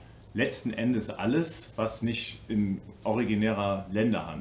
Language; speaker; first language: German; native; German